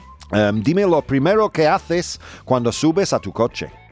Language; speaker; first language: Spanish; non-native, learner; English